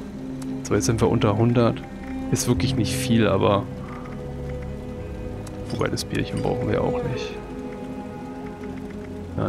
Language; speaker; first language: German; native; German